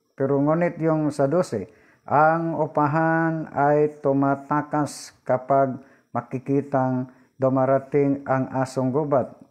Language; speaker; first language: Filipino; non-native, local second language; Cebuano